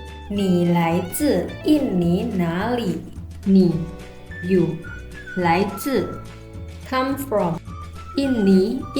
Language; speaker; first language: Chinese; non-native, fluent; Indonesian